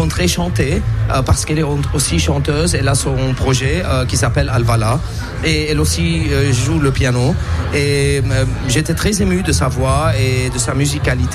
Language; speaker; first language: French; non-native, local second language; Armenian